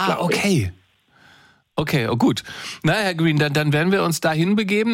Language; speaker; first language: German; native; German